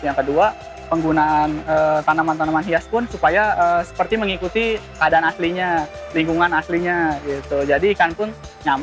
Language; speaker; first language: Indonesian; native; Indonesian